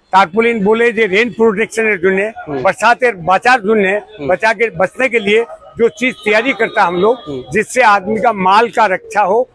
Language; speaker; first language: Hindi; non-native, local second language; Bangla